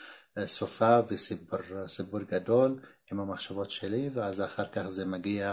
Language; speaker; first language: Hebrew; non-native, local second language; Arabic